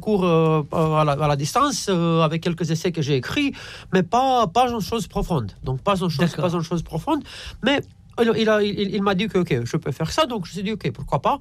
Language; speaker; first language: French; non-native, fluent; Romanian